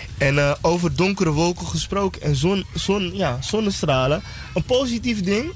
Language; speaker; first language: Dutch; native; Dutch